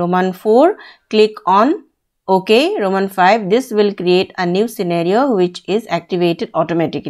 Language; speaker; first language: English; non-native, local second language; Assamese